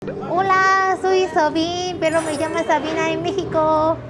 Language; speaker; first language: Spanish; non-native, learner; Korean